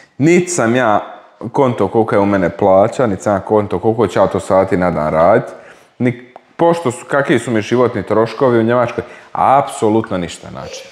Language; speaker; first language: Croatian; native; Croatian